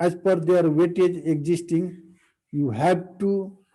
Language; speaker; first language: English; non-native, local second language; Nepali